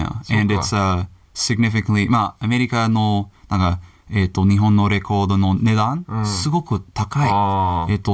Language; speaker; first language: Japanese; non-native, learner; English